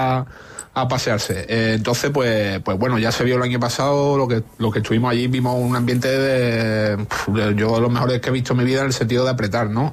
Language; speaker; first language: Spanish; native; Spanish